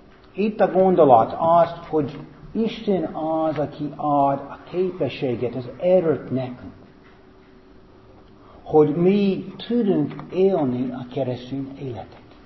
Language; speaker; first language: Hungarian; non-native, fluent; English